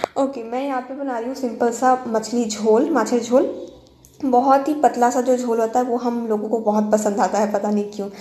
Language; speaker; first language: Hindi; non-native, local second language; Bangla